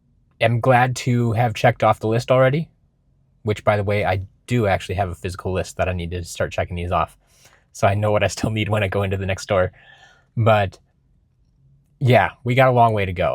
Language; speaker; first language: English; native; English